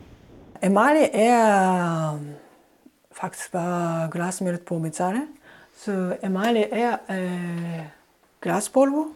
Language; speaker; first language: Danish; non-native, fluent; Japanese